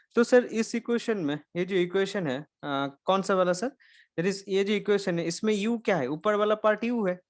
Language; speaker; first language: Hindi; non-native, local second language; Bangla